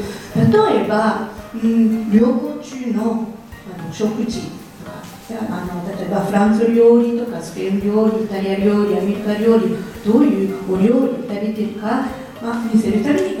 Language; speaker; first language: Japanese; non-native, fluent; French